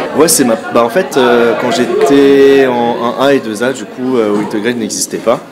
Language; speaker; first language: French; native; French